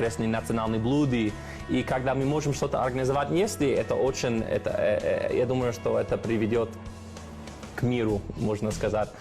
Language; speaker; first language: Russian; non-native, fluent; English